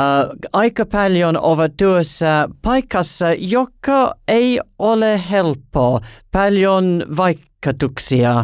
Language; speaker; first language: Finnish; non-native, learner; English